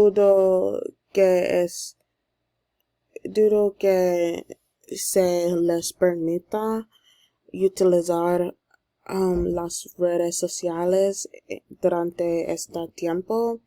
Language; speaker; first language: Spanish; non-native, learner; English